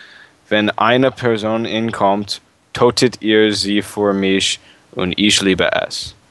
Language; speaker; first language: German; non-native, learner; English